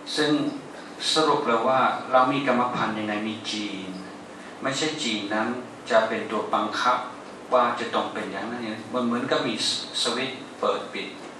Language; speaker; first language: Thai; non-native, fluent; English